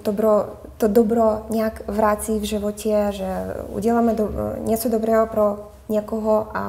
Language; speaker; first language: Czech; non-native, fluent; Russian